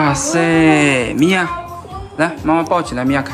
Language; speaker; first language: Chinese; native; Chinese